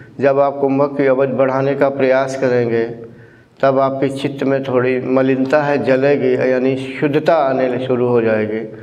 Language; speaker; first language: Hindi; native; Hindi